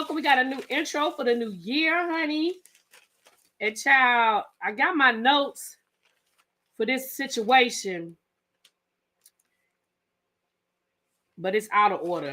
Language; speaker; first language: English; native; English